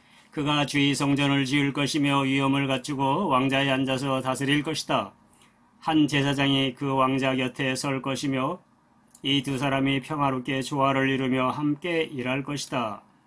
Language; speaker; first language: Korean; native; Korean